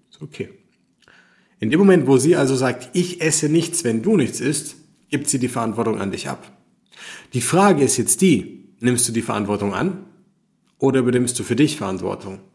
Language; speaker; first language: German; native; German